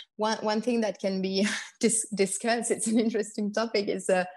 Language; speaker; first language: English; non-native, fluent; French